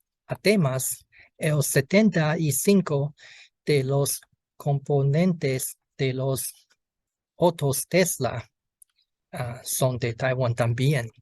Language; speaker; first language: Spanish; non-native, learner; Chinese